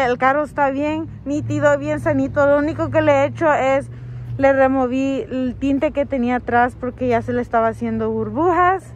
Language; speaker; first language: Spanish; early bilingual, heritage; Spanish